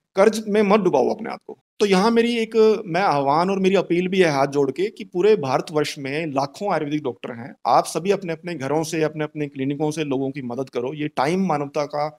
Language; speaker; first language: Hindi; native; Hindi